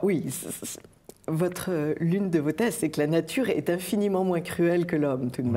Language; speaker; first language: French; native; French